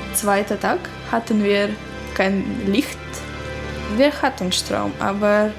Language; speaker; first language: German; non-native, learner; Ukrainian